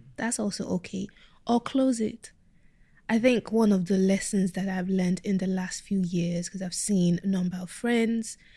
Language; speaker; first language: English; non-native, local second language; Yoruba